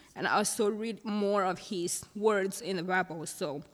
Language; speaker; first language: English; non-native, fluent; Thai